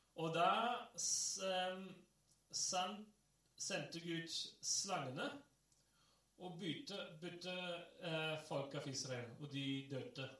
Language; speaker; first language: Norwegian; non-native, fluent; English